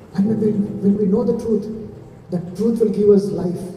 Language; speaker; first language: English; non-native, local second language; Telugu